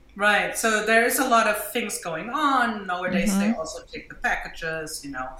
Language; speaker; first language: English; non-native, fluent; German